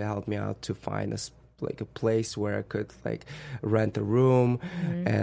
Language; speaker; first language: English; non-native, fluent; Russian